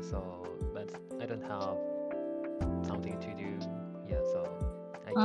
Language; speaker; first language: English; non-native, learner; Japanese